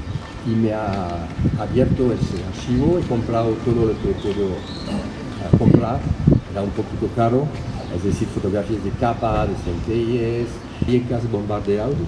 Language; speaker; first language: Spanish; early bilingual, heritage; French